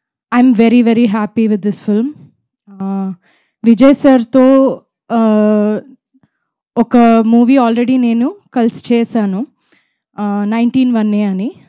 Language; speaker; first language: Telugu; non-native, fluent; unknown